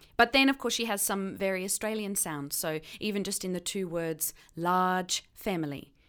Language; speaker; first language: English; native; English